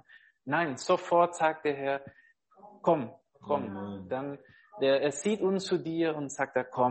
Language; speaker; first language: German; non-native, fluent; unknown